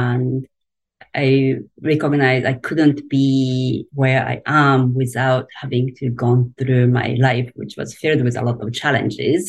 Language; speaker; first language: English; non-native, fluent; Japanese